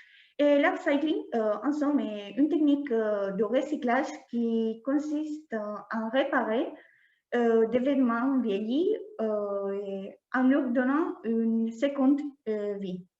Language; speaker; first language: French; non-native, learner; Spanish